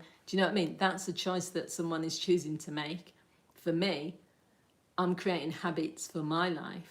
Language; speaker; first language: English; native; English